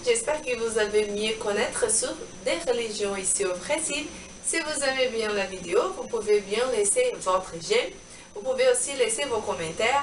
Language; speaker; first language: French; non-native, learner; Portuguese